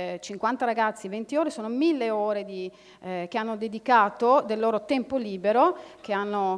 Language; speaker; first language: Italian; native; Italian